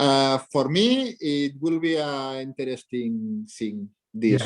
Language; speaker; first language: English; non-native, learner; Catalan